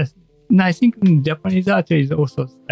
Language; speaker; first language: English; non-native, learner; Japanese